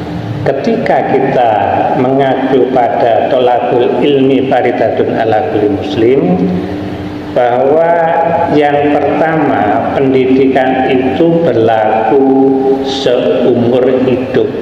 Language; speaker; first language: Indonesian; non-native, local second language; Javanese